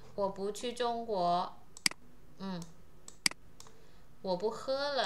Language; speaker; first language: Chinese; non-native, fluent; Indonesian